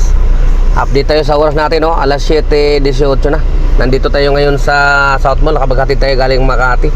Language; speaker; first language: Filipino; native; Filipino